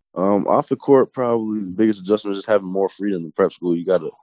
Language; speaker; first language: English; native; English